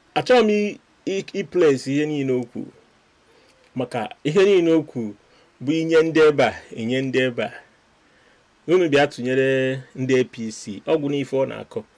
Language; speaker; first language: Igbo; native; Igbo